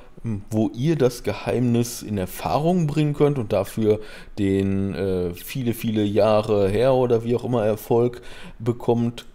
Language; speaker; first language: German; native; German